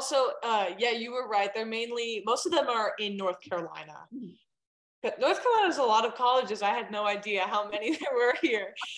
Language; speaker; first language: English; native; English